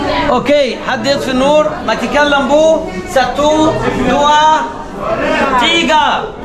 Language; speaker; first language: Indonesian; non-native, learner; Arabic